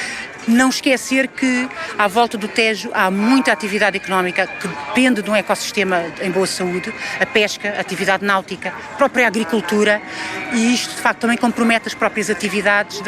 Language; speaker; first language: Portuguese; native; Portuguese